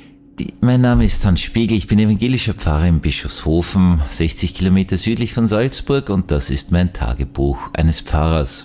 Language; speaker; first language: German; native; German